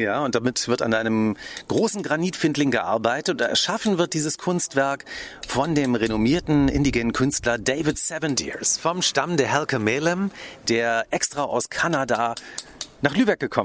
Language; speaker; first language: German; native; German